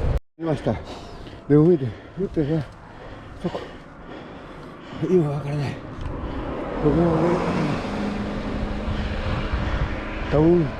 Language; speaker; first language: Japanese; non-native, learner; Filipino